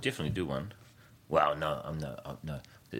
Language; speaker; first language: English; native; English